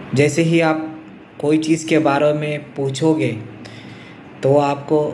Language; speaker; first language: Hindi; non-native, local second language; Urdu